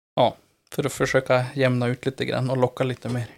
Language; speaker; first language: Swedish; native; Swedish